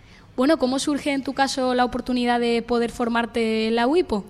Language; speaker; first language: Spanish; native; Spanish